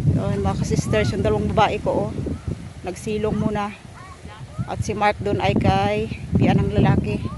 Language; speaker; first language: Filipino; non-native, local second language; Cebuano